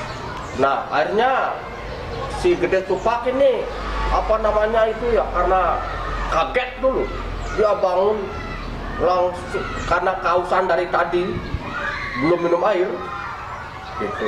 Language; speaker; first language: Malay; non-native, local second language; Balinese